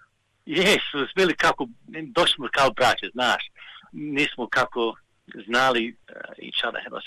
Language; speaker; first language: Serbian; early bilingual, heritage; Serbian